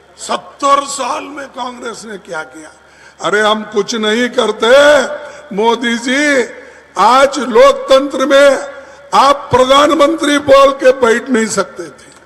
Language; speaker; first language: Hindi; non-native, local second language; Kannada